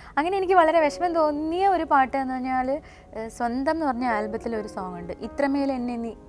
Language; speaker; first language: Malayalam; native; Malayalam